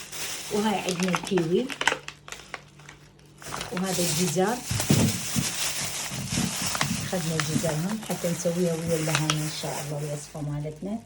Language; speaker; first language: Arabic; native; Arabic